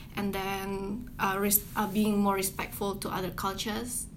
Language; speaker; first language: English; non-native, fluent; Indonesian